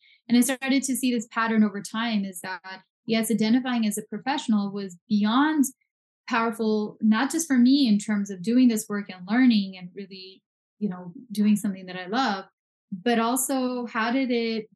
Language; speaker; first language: English; non-native, local second language; Punjabi